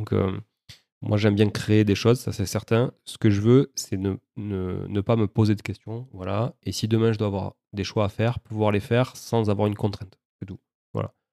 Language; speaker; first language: French; native; French